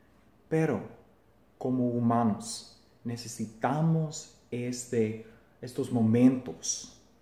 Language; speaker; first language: Spanish; non-native, fluent; English